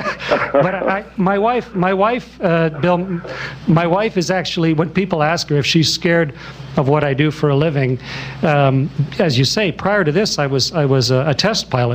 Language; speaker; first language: English; native; English